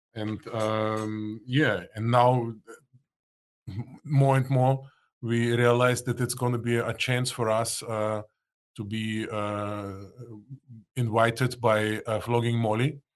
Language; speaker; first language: English; non-native, fluent; Russian